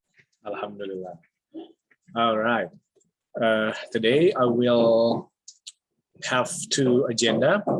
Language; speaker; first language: English; non-native, fluent; Indonesian